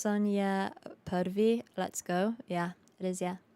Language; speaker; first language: Slovenian; early bilingual, heritage; Slovenian